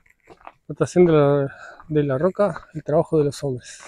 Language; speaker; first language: Spanish; native; Spanish